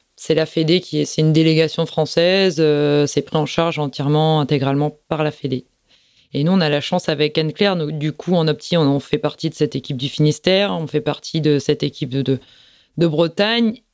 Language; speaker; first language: French; native; French